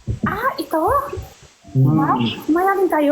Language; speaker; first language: Filipino; non-native, learner; Chinese